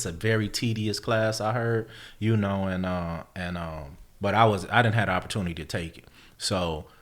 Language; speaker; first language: English; native; English